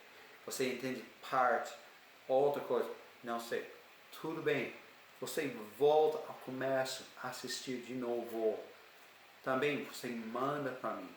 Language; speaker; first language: Portuguese; non-native, learner; English